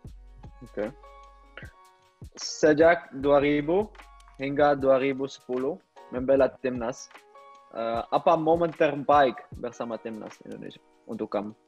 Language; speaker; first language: Indonesian; non-native, learner; Dutch